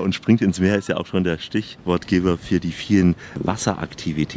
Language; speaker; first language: German; native; German